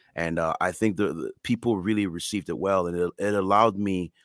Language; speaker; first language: English; non-native, fluent; French